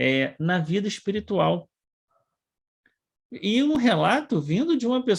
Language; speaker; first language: Portuguese; native; Portuguese